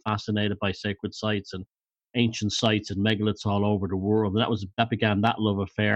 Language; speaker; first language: English; native; English